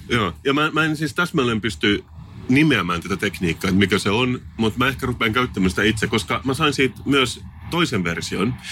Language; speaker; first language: Finnish; native; Finnish